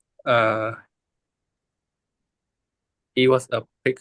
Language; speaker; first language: English; non-native, learner; Vietnamese